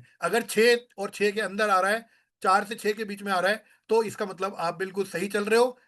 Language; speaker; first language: Hindi; native; Hindi